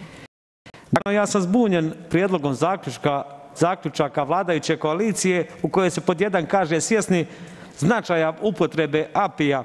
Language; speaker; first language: Serbian; native; Serbian